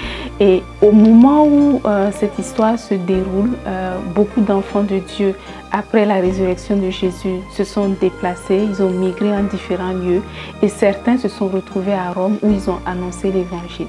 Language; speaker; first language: French; native; French